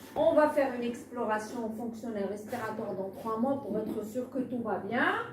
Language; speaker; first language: French; non-native, local second language; Arabic